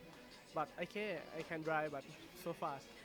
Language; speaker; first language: English; non-native, learner; Thai